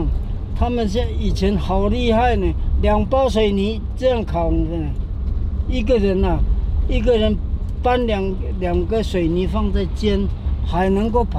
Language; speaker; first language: Chinese; non-native, local second language; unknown